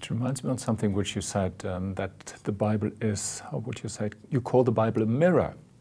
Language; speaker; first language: English; non-native, fluent; German